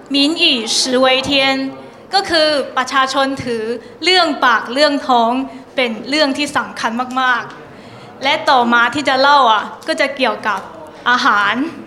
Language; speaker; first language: Thai; non-native, fluent; Chinese